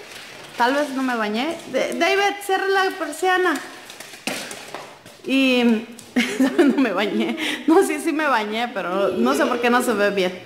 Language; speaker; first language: Spanish; native; Spanish